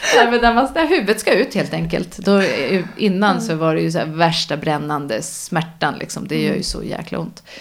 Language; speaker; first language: Swedish; native; Swedish